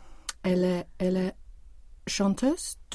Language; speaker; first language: French; non-native, learner; Swedish